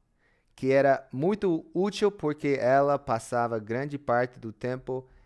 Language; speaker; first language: Portuguese; non-native, fluent; English